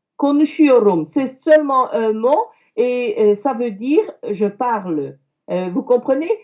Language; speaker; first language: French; early bilingual, other home language; Turkish